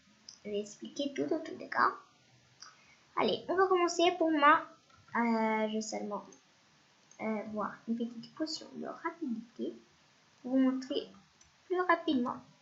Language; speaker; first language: French; non-native, fluent; Spanish